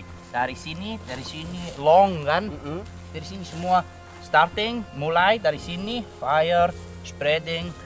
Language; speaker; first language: Indonesian; non-native, learner; English